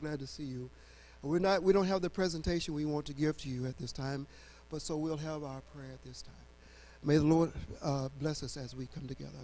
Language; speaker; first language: English; native; English